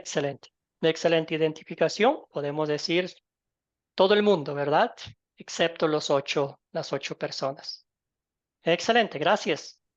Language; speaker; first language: Spanish; native; Spanish